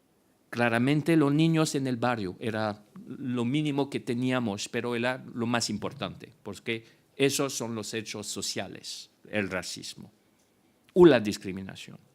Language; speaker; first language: Spanish; non-native, fluent; French